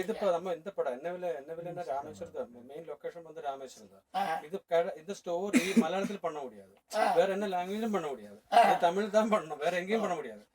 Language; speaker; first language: Tamil; non-native, learner; Malayalam